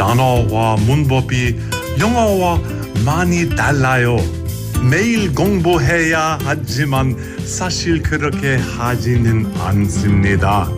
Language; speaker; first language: Korean; non-native, learner; English